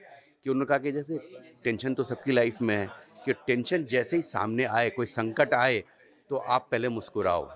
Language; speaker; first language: Hindi; native; Hindi